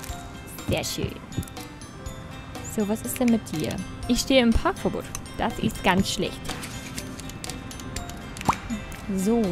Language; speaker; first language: German; native; German